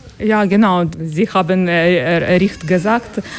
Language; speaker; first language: German; non-native, learner; Ukrainian